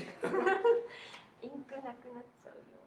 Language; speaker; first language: Japanese; native; Japanese